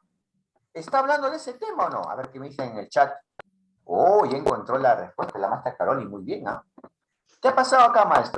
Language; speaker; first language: Spanish; native; Spanish